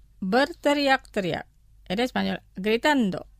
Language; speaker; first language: Spanish; non-native, fluent; Indonesian